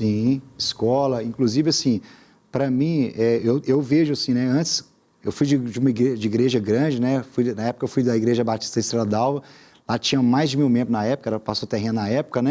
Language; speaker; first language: Portuguese; native; Portuguese